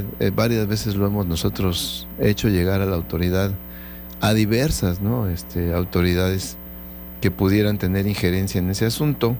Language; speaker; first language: Spanish; native; Spanish